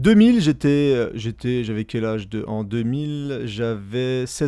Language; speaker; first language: French; native; French